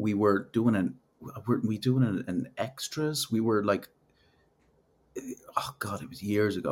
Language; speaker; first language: English; native; English